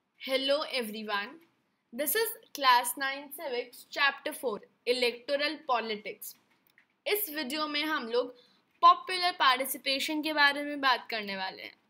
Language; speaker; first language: Hindi; native; Hindi